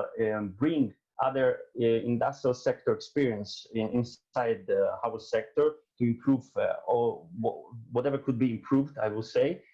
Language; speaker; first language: English; non-native, fluent; Italian